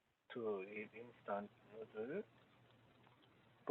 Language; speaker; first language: English; non-native, learner; Korean